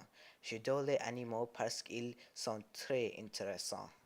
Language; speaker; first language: French; non-native, learner; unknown